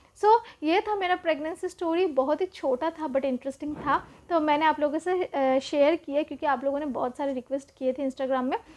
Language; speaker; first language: Hindi; non-native, local second language; Bangla